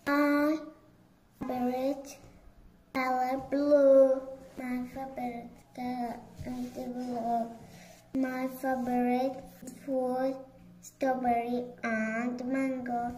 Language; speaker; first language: English; non-native, learner; Arabic